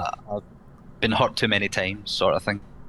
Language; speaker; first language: English; native; English